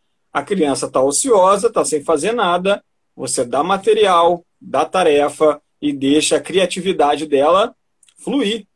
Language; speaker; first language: Portuguese; native; Portuguese